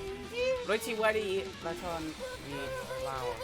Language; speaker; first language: Welsh; non-native, local second language; English